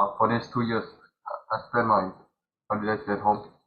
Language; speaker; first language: English; non-native, learner; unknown